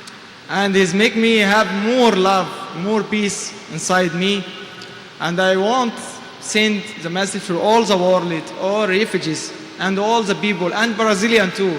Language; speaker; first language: English; non-native, fluent; Arabic